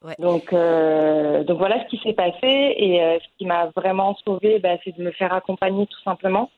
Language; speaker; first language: French; non-native, local second language; Arabic